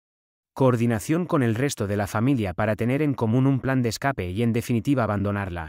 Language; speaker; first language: Spanish; native; Spanish